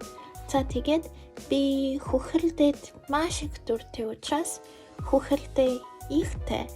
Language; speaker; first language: Mongolian; non-native, fluent; Spanish